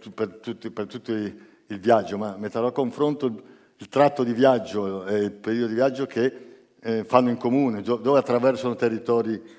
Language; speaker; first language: Italian; native; Italian